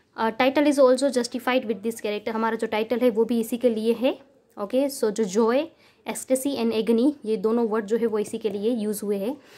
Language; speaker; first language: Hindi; non-native, local second language; Gujarati